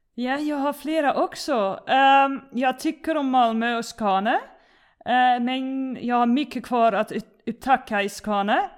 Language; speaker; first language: Swedish; non-native, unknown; Dutch